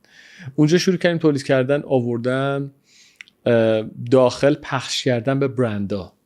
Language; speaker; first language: Persian; native; Persian